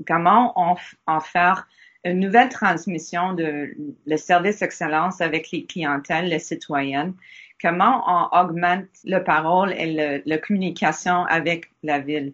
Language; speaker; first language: French; non-native, learner; English